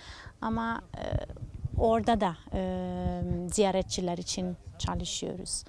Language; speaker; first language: Turkish; non-native, learner; Italian